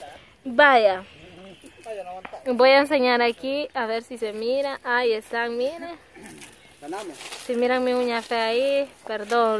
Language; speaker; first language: Spanish; native; Spanish